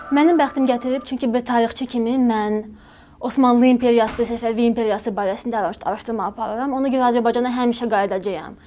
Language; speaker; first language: Azerbaijani; native; Azerbaijani